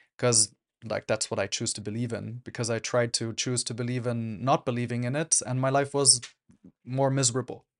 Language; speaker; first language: English; non-native, fluent; German